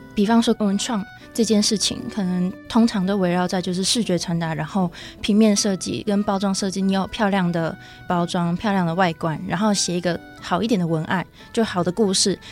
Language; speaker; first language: Chinese; native; Chinese